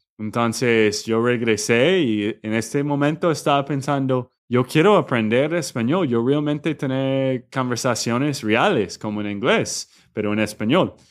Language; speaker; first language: Spanish; non-native, learner; English